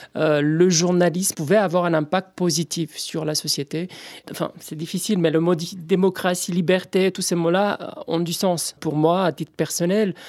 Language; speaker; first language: French; non-native, fluent; Romanian